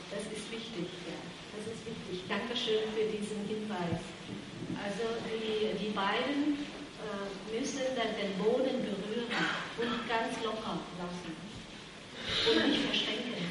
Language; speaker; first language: German; non-native, fluent; Vietnamese